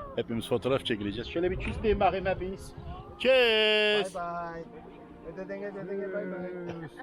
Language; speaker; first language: Turkish; early bilingual, heritage; Turkish